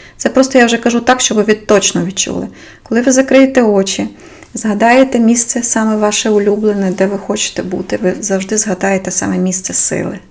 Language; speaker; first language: Ukrainian; non-native, local second language; Russian